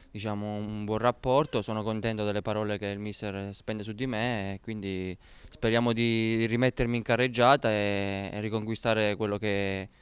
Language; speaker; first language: Italian; native; Italian